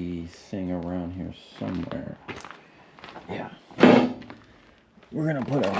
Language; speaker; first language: English; native; English